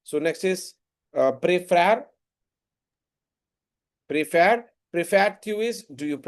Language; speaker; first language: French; non-native, fluent; Hindi